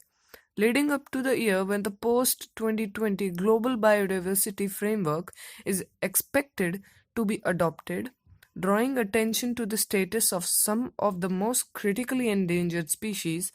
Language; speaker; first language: English; non-native, local second language; Hindi